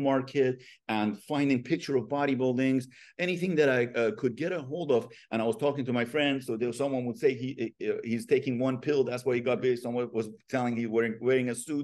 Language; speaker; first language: English; non-native, fluent; Persian